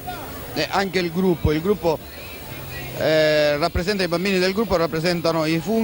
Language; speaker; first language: Italian; native; Italian